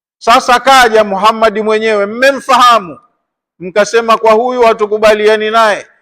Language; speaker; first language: Swahili; native; Swahili